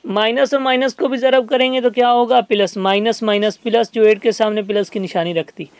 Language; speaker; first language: Urdu; non-native, local second language; Sindhi